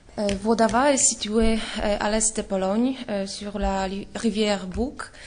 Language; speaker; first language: French; non-native, fluent; Polish